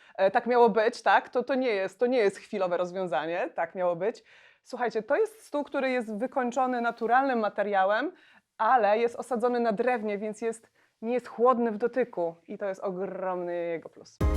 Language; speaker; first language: Polish; native; Polish